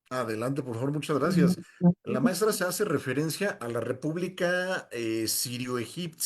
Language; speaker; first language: Spanish; native; Spanish